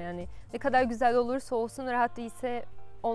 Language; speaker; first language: Turkish; non-native, fluent; Portuguese